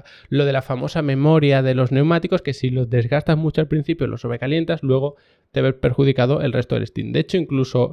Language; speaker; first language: Spanish; native; Spanish